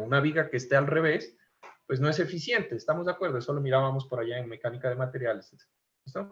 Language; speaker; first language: Spanish; native; Spanish